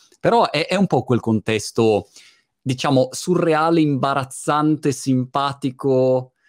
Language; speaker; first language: Italian; native; Italian